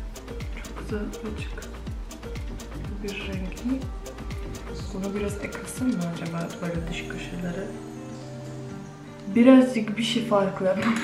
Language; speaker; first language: Turkish; non-native, fluent; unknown